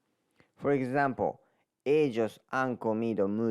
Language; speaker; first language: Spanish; non-native, learner; Japanese